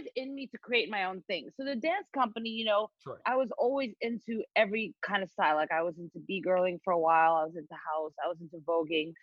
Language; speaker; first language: English; non-native, local second language; Filipino